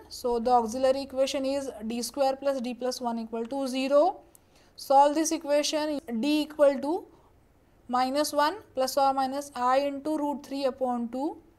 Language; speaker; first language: English; non-native, local second language; Marathi